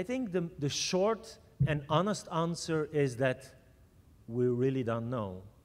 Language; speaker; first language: English; non-native, fluent; French